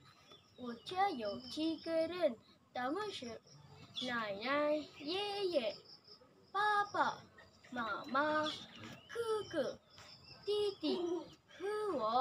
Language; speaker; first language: Chinese; non-native, local second language; Malay